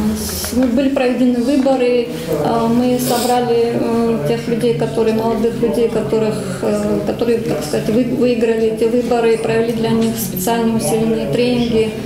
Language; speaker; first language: Russian; native; Russian